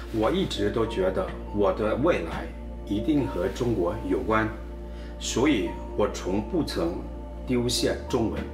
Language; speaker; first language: Chinese; non-native, fluent; Thai